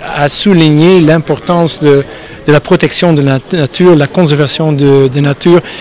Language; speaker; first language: French; non-native, fluent; Dutch